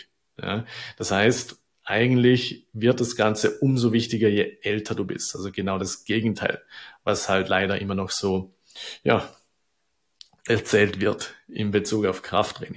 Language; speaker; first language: German; native; German